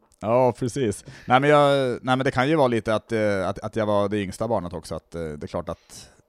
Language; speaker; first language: Swedish; native; Swedish